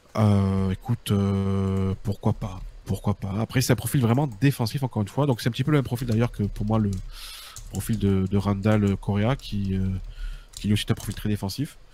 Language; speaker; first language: French; native; French